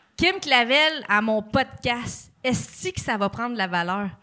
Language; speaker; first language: French; native; French